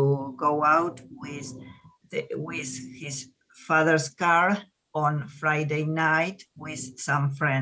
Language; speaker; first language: English; non-native, learner; Spanish